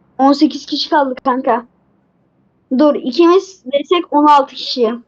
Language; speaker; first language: Turkish; native; Turkish